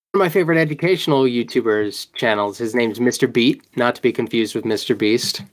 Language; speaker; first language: English; native; English